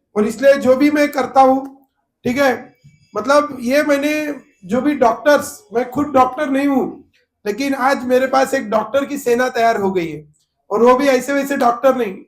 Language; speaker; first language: Hindi; non-native, local second language; Marathi